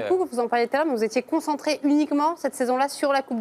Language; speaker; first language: French; native; French